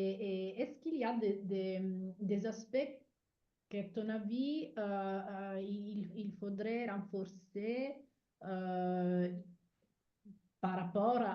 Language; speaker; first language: French; non-native, fluent; Italian